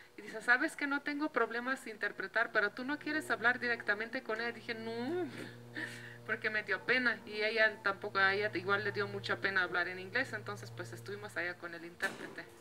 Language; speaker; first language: Spanish; non-native, fluent; Slovenian